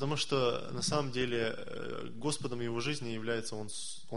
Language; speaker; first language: Russian; native; Russian